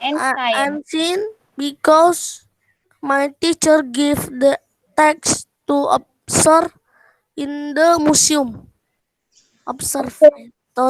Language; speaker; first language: English; non-native, learner; Indonesian